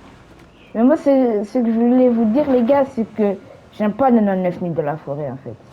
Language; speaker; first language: French; native; French